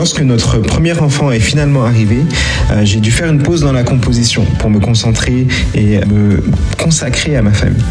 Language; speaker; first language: French; native; French